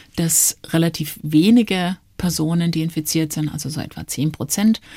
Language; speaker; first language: German; native; German